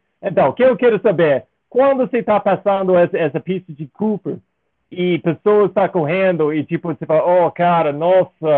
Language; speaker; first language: Portuguese; non-native, fluent; English